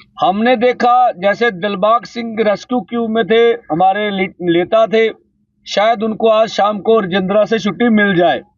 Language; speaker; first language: Hindi; non-native, local second language; Punjabi